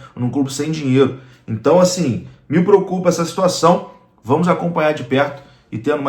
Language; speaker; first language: Portuguese; native; Portuguese